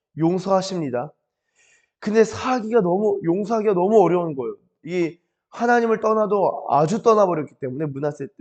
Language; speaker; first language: Korean; native; Korean